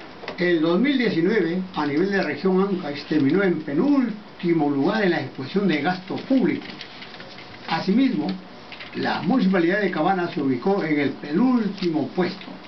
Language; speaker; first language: Spanish; native; Spanish